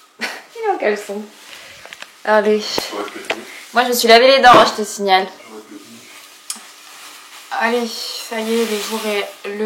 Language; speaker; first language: French; native; French